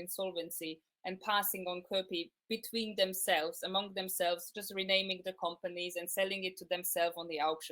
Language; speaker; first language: English; non-native, fluent; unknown